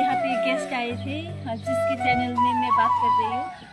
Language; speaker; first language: Hindi; non-native, local second language; Nepali